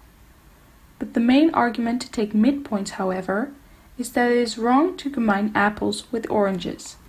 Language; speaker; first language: English; non-native, fluent; Dutch